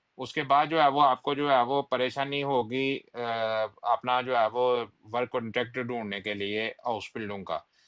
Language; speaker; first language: Urdu; non-native, local second language; Punjabi